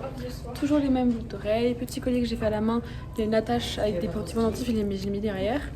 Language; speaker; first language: French; native; French